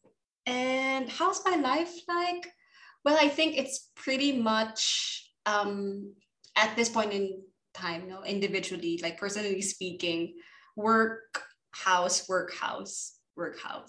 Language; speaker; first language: English; non-native, local second language; Filipino